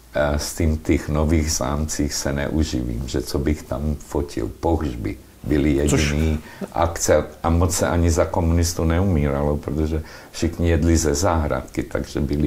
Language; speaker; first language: Czech; non-native, local second language; Slovak